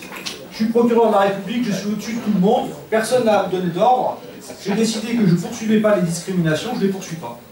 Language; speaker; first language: French; native; French